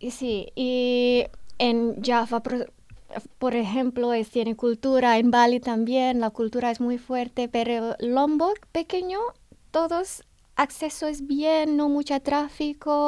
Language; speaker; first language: Spanish; non-native, learner; Indonesian